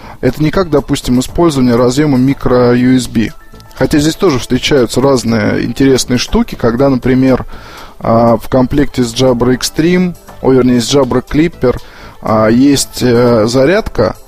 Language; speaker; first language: Russian; native; Russian